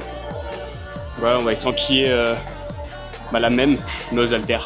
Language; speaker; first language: French; native; French